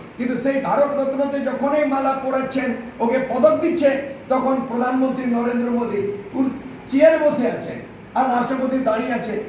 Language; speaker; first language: Bangla; non-native, local second language; Santali